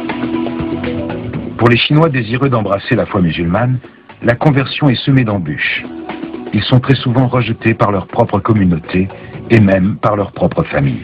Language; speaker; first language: French; native; French